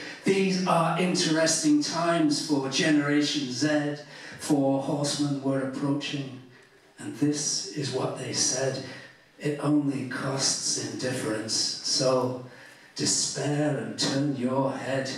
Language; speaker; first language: English; native; English